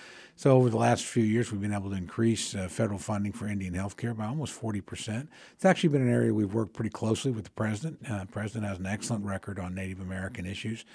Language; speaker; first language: English; native; English